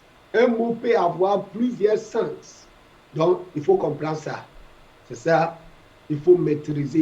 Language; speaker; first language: French; non-native, fluent; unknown